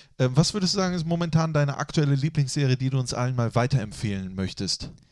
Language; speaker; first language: German; native; German